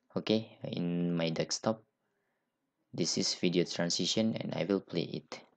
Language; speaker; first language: English; non-native, learner; Indonesian